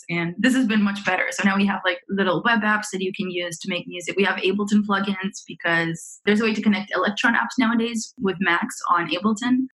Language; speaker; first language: English; early bilingual, other home language; Romanian